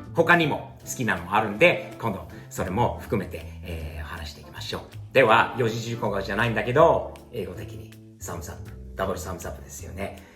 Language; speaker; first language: Japanese; non-native, fluent; English